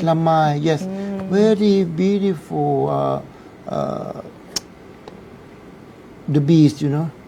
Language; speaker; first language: English; non-native, learner; Thai